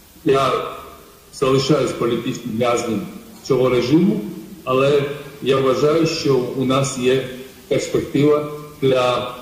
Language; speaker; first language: Ukrainian; non-native, fluent; Georgian